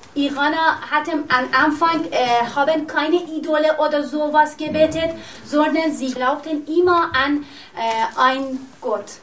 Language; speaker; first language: German; non-native, learner; Persian